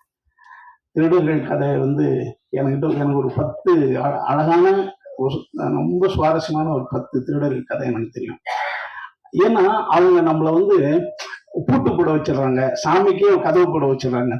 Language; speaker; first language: Tamil; native; Tamil